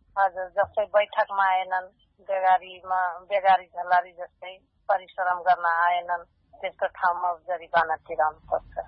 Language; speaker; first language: Nepali; non-native, local second language; Rana Tharu